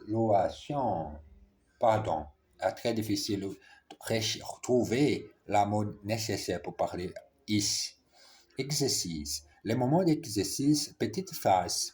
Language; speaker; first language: French; non-native, learner; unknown